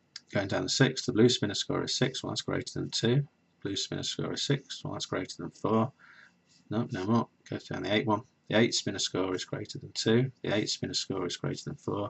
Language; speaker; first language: English; native; English